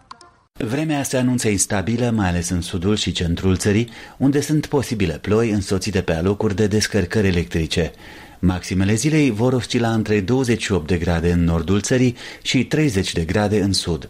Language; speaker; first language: Romanian; native; Romanian